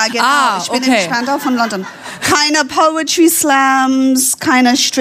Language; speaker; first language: German; non-native, fluent; English